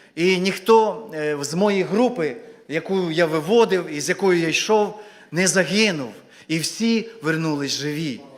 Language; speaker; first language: Ukrainian; native; Ukrainian